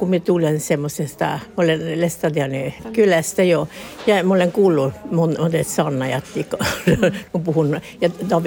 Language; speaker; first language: Finnish; early bilingual, heritage; Finnish